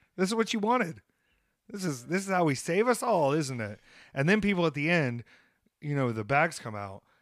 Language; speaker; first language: English; native; English